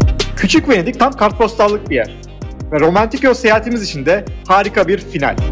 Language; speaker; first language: Turkish; native; Turkish